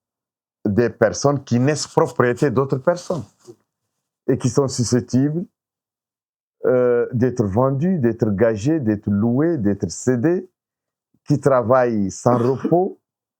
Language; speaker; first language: French; non-native, local second language; Arabic